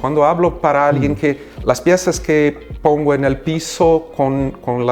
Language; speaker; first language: Spanish; non-native, fluent; Portuguese